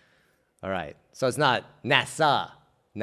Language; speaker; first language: English; native; English